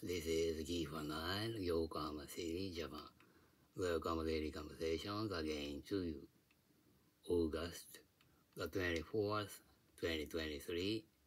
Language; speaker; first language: English; non-native, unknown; Japanese